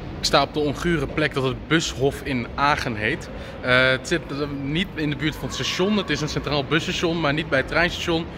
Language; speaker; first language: Dutch; native; Dutch